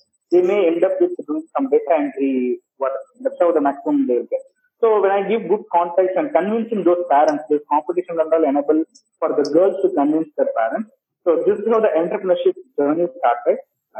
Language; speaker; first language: English; non-native, local second language; Tamil